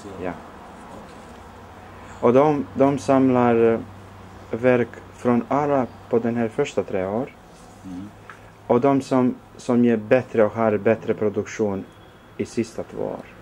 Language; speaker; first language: Swedish; non-native, fluent; Croatian